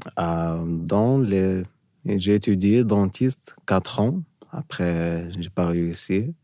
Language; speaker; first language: French; non-native, learner; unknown